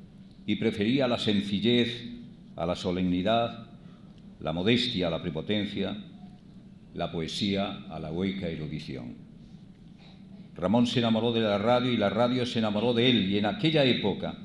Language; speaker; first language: Spanish; native; Spanish